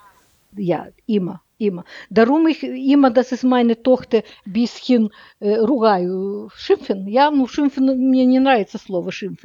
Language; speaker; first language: German; non-native, learner; Russian